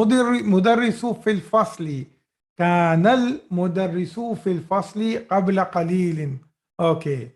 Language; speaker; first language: Arabic; non-native, fluent; Urdu